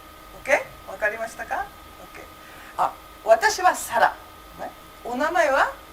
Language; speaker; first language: Japanese; early bilingual, heritage; Japanese